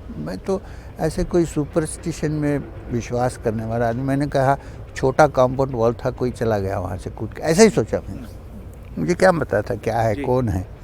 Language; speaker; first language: Hindi; non-native, local second language; Urdu